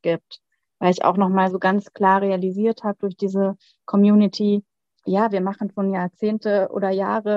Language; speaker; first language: German; native; German